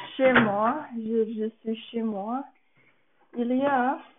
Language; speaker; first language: French; non-native, learner; Chinese